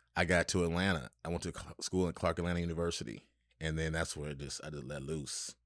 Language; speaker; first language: English; native; English